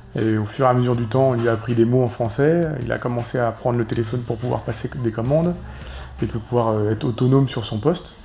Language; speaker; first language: French; native; French